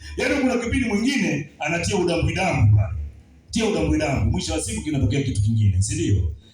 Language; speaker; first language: Swahili; native; Swahili